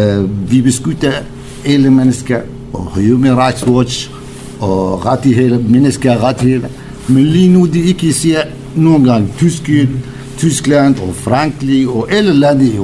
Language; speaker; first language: Danish; non-native, learner; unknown